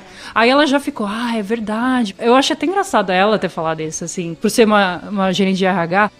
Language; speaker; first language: Portuguese; native; Portuguese